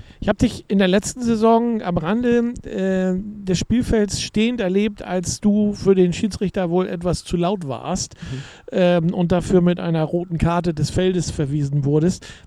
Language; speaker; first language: German; native; German